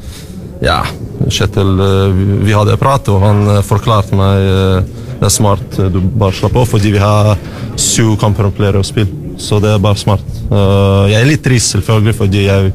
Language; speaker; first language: Norwegian; non-native, learner; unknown